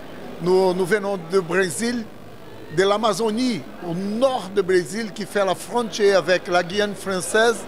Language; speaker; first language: French; non-native, learner; Portuguese